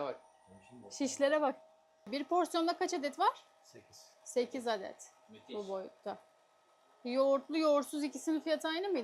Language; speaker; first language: Turkish; native; Turkish